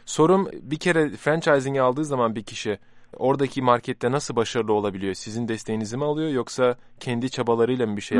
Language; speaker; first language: Turkish; native; Turkish